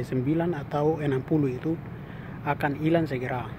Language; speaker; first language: Indonesian; non-native, local second language; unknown